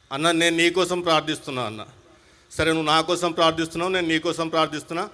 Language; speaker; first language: Telugu; non-native, local second language; Urdu